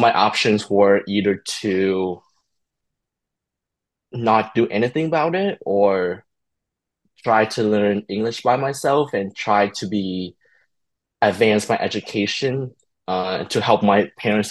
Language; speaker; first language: English; early bilingual, other home language; Vietnamese